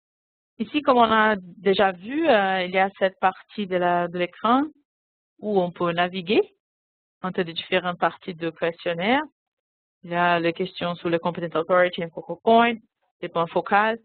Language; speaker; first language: French; non-native, fluent; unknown